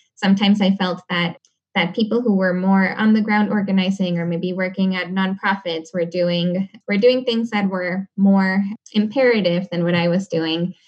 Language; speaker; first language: English; non-native, fluent; Spanish